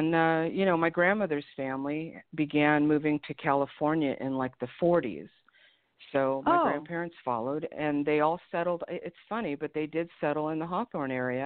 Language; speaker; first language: English; native; English